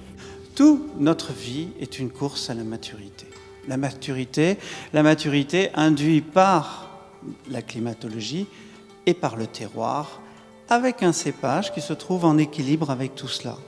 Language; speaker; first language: French; native; French